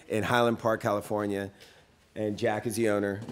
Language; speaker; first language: English; native; English